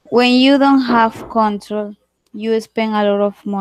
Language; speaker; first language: English; non-native, learner; Spanish